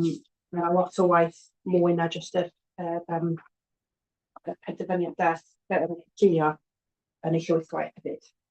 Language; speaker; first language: Welsh; native; Welsh